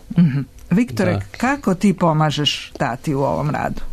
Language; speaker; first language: Serbian; native; Serbian